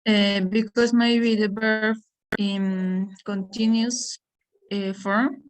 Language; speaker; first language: English; non-native, learner; Spanish